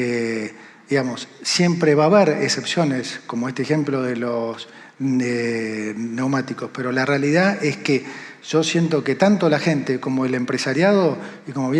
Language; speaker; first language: Spanish; native; Spanish